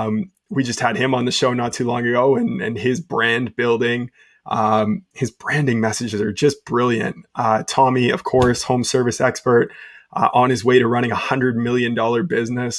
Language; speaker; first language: English; native; English